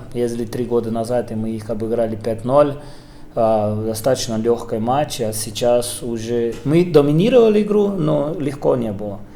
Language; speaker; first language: Russian; non-native, fluent; Portuguese